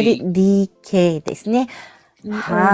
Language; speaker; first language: Japanese; non-native, fluent; Filipino